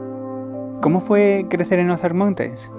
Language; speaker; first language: Spanish; native; Spanish